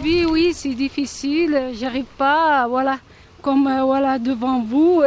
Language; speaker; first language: French; non-native, learner; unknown